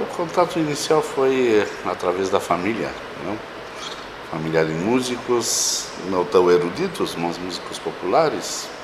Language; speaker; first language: Portuguese; non-native, fluent; Romanian